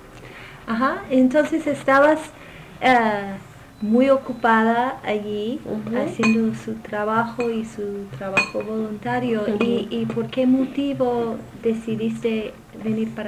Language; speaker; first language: Spanish; non-native, fluent; English